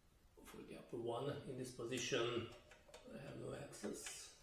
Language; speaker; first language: English; non-native, fluent; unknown